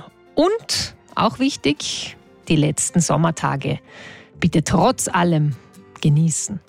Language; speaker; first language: German; native; German